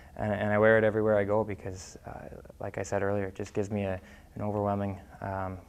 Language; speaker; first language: English; native; English